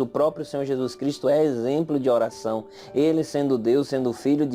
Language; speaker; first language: Portuguese; native; Portuguese